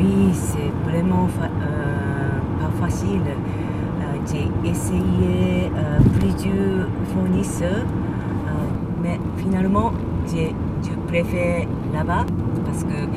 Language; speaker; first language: French; non-native, learner; Japanese